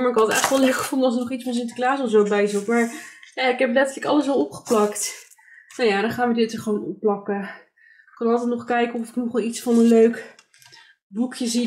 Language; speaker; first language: Dutch; native; Dutch